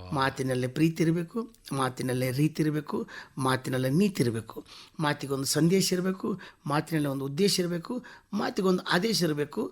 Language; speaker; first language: Kannada; native; Kannada